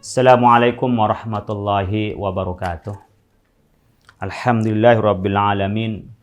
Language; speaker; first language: Indonesian; non-native, local second language; Madurese